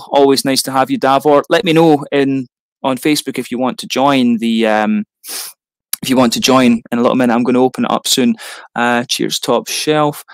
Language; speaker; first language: English; native; English